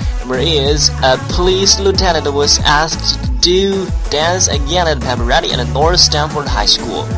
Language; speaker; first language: English; non-native, fluent; Chinese